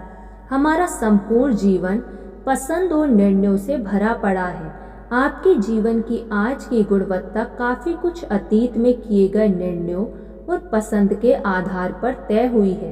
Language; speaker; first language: Hindi; native; Hindi